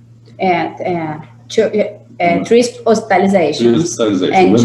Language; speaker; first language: English; non-native, learner; Portuguese